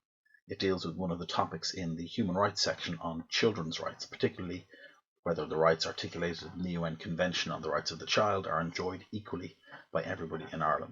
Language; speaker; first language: English; native; English